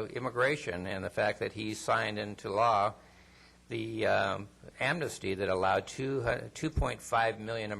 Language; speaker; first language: English; non-native, fluent; Spanish